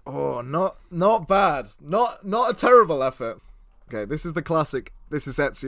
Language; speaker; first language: English; native; English